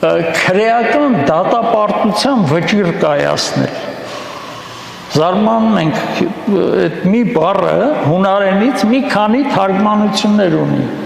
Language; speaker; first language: Armenian; native; Armenian